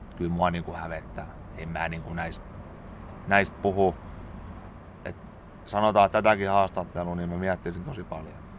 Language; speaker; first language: Finnish; native; Finnish